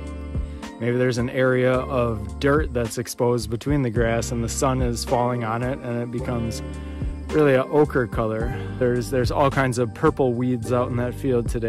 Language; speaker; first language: English; native; English